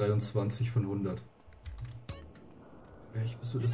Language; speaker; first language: German; native; German